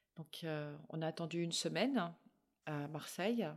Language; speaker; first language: French; native; French